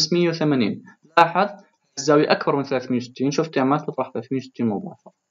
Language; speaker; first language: Arabic; native; Arabic